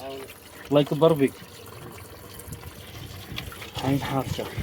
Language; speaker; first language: Arabic; native; Arabic